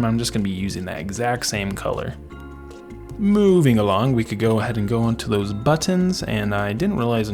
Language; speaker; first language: English; native; English